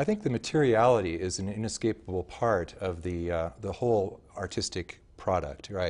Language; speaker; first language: English; native; English